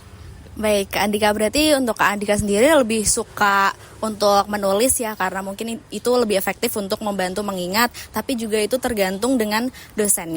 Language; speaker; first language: Indonesian; native; Indonesian